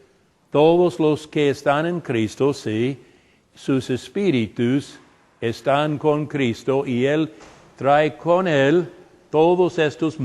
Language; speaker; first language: Spanish; non-native, fluent; English